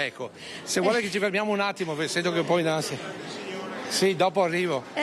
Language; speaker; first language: Italian; native; Italian